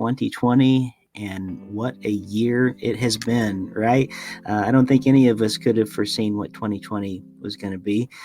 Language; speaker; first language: English; native; English